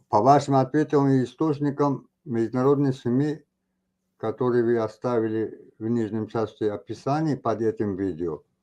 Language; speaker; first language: Russian; non-native, local second language; Tajik